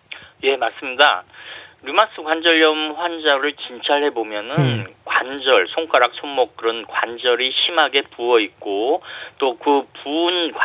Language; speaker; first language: Korean; native; Korean